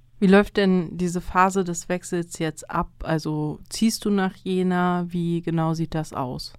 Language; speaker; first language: German; native; German